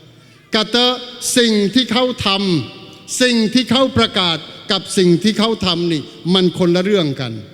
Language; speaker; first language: Thai; non-native, local second language; Malay